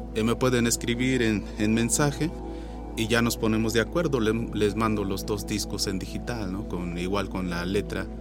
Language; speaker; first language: Spanish; non-native, local second language; Nahuatl languages